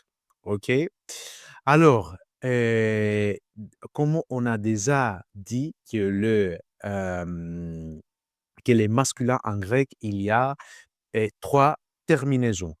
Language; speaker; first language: French; non-native, learner; Greek